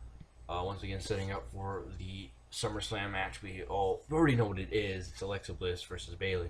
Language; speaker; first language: English; native; English